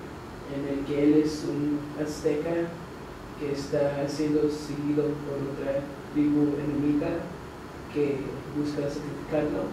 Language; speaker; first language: Spanish; non-native, learner; English